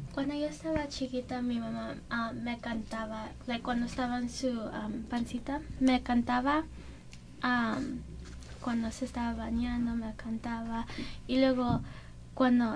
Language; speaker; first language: Spanish; early bilingual, heritage; Spanish